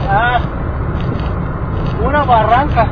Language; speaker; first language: Spanish; native; Spanish